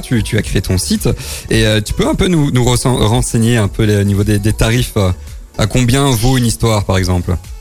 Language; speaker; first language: French; native; French